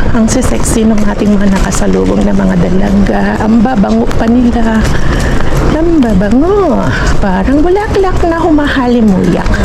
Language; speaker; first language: Filipino; native; Filipino